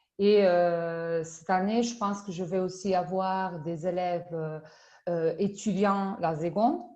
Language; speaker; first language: French; non-native, fluent; Spanish